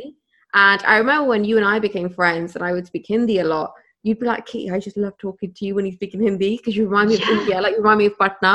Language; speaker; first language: English; native; English